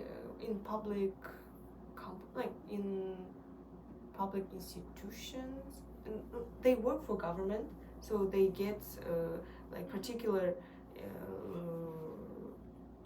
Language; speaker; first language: English; non-native, learner; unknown